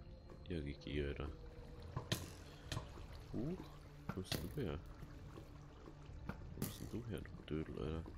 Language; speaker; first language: German; native; German